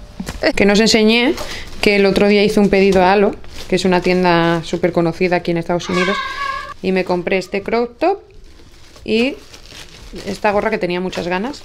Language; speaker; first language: Spanish; native; Spanish